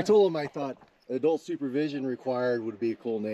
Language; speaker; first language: English; native; English